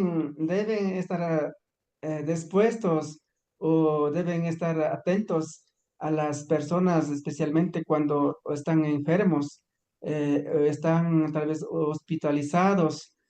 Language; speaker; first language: Spanish; non-native, local second language; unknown